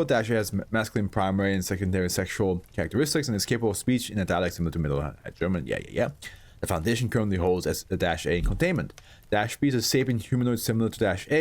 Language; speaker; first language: English; non-native, fluent; German